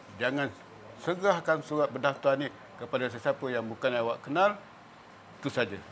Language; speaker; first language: Malay; native; Malay